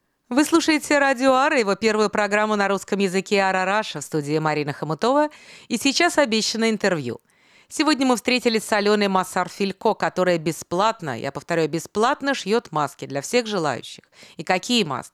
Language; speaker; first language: Russian; native; Russian